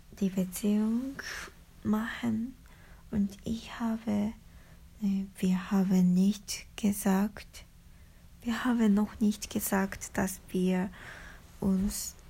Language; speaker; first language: German; non-native, learner; Japanese